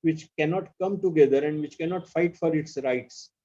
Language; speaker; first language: English; non-native, local second language; Marathi